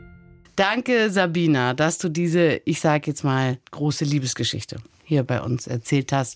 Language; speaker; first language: German; native; German